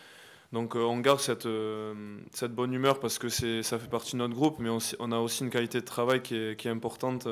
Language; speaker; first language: French; native; French